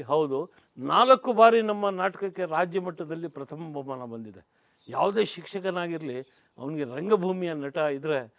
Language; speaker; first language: Kannada; non-native, local second language; Urdu